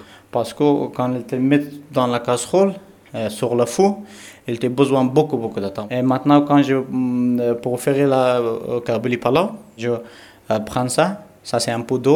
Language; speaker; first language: French; non-native, learner; Pashto